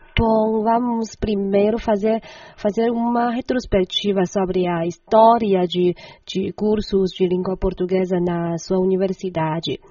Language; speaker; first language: Portuguese; non-native, fluent; Chinese